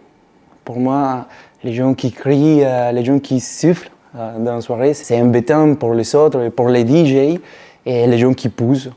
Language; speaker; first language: French; non-native, fluent; Spanish